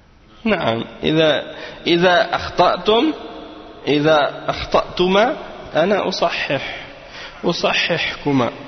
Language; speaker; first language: Arabic; non-native, fluent; French